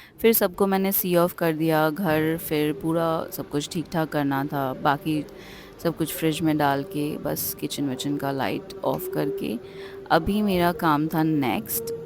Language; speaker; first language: Hindi; non-native, local second language; Bangla